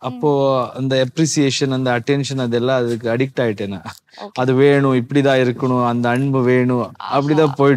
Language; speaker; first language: Tamil; non-native, local second language; Kannada